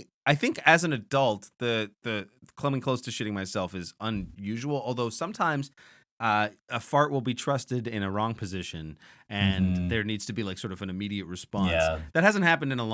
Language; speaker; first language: English; native; English